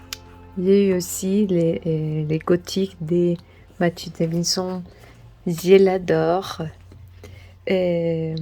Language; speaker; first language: French; non-native, learner; Spanish